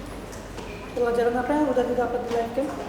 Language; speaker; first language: Indonesian; native; Indonesian